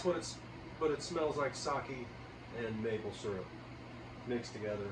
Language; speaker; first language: English; native; English